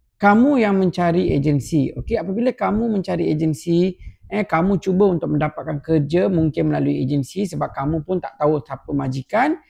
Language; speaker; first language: Malay; non-native, local second language; Tamil